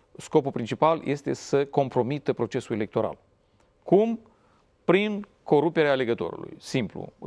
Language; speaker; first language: Romanian; native; Romanian